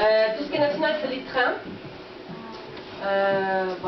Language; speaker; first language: French; non-native, fluent; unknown